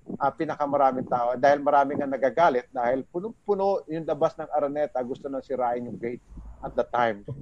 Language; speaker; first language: Filipino; native; Filipino